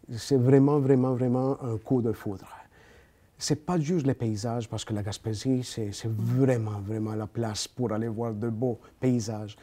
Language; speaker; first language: French; non-native, fluent; Spanish